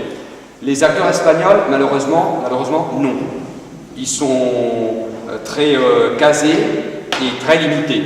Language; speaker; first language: French; non-native, fluent; Spanish